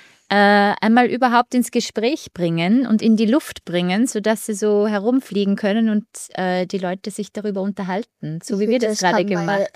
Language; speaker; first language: German; native; German